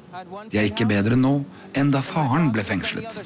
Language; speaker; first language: Norwegian; native; Norwegian